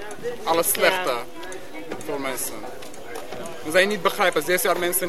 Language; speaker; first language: Dutch; non-native, learner; Armenian